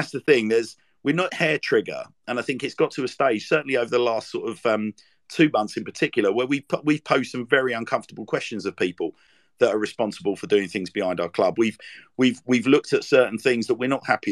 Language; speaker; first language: English; native; English